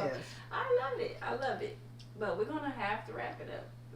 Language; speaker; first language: English; native; English